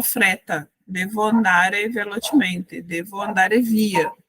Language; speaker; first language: Italian; non-native, fluent; Portuguese